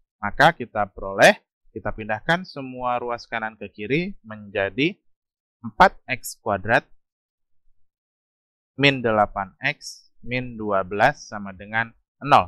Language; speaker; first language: Indonesian; native; Indonesian